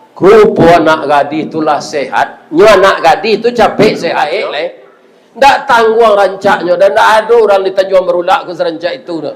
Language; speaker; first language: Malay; non-native, local second language; Minangkabau